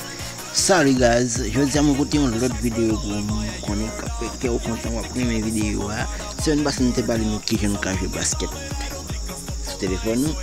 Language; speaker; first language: French; non-native, learner; Haitian Creole